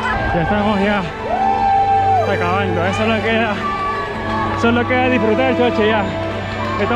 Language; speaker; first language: Spanish; native; Spanish